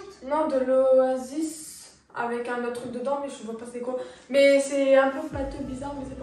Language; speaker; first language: French; native; French